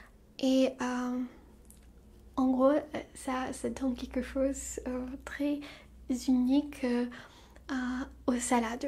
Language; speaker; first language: French; non-native, fluent; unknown